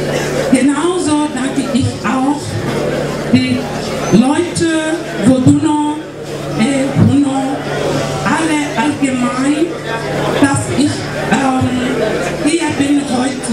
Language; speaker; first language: German; non-native, learner; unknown